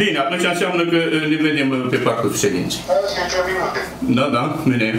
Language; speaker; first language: Romanian; native; Romanian